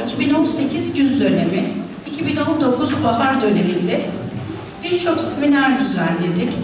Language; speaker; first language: Turkish; native; Turkish